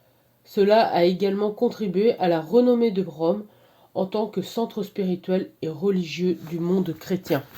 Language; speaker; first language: French; native; French